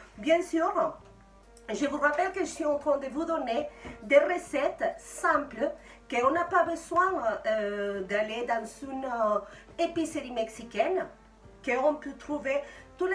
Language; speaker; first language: French; non-native, fluent; Spanish